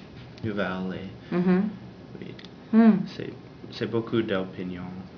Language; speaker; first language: French; non-native, learner; English